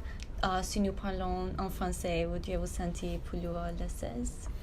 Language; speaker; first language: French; non-native, learner; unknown